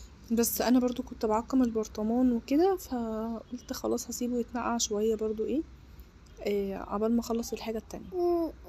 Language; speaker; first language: Arabic; native; Arabic